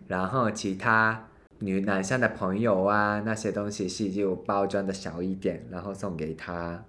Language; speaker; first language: Chinese; non-native, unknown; Japanese